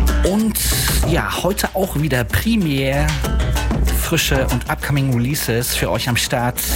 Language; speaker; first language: German; native; German